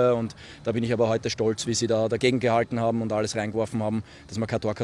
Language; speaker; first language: German; native; German